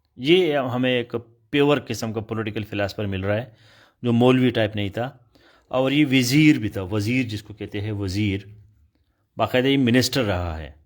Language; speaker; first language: Urdu; non-native, local second language; Pashto